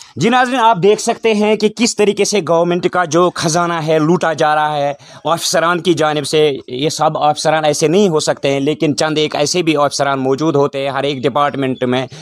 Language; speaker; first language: Urdu; non-native, local second language; Kashmiri